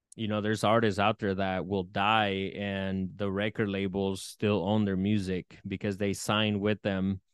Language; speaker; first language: English; early bilingual, other home language; Spanish